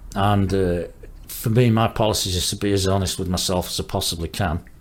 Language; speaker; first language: English; native; English